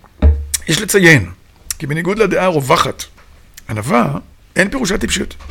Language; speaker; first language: Hebrew; native; Hebrew